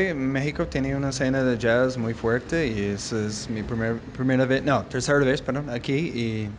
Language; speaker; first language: Spanish; non-native, learner; English